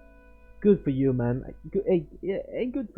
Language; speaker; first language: English; native; English